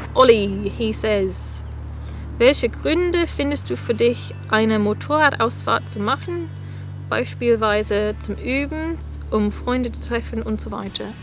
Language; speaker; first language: German; non-native, fluent; English